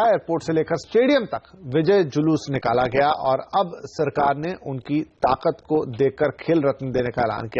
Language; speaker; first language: Hindi; native; Hindi